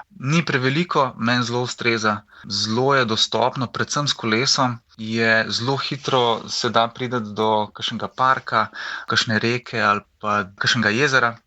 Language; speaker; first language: Slovenian; native; Slovenian